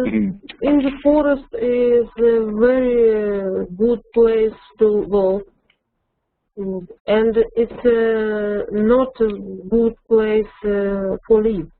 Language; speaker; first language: English; non-native, learner; Russian